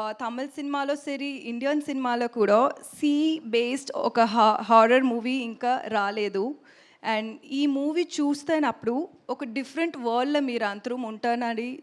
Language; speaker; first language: Telugu; non-native, local second language; Tamil